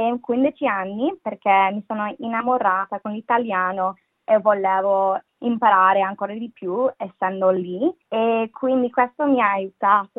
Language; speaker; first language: Italian; non-native, fluent; English